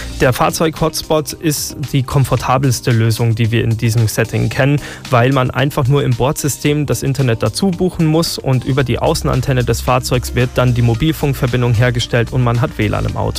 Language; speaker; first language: German; native; German